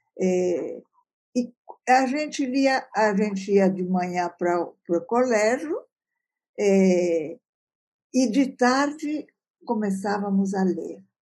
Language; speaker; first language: Portuguese; early bilingual, other home language; Italian